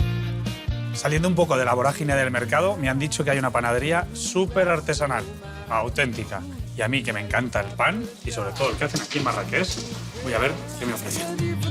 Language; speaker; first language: Spanish; native; Spanish